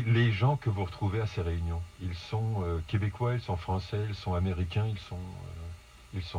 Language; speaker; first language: French; native; French